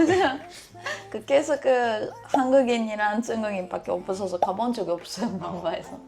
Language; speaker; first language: Korean; non-native, fluent; Japanese